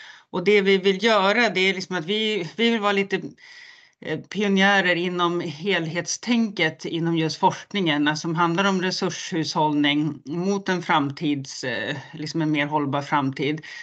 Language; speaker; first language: Swedish; native; Swedish